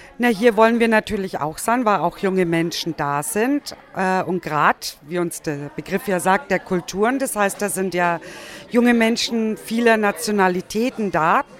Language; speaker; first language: German; native; German